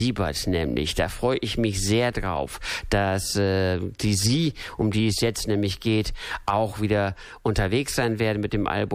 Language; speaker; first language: German; native; German